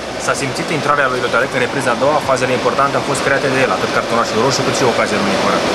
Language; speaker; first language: Romanian; native; Romanian